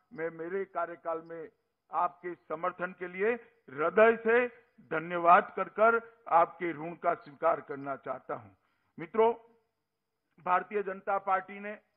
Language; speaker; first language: Hindi; non-native, local second language; Gujarati